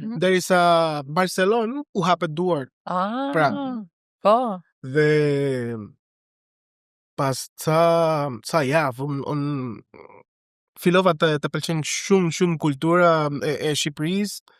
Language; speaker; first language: Albanian; non-native, learner; Spanish